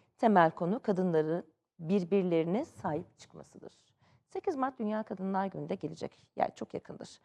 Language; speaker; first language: Turkish; native; Turkish